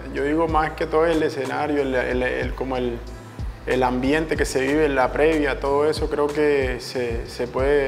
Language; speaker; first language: Spanish; native; Spanish